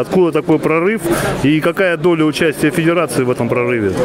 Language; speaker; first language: Russian; native; Russian